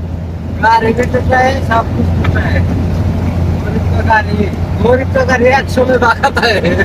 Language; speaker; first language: Hindi; non-native, learner; Bangla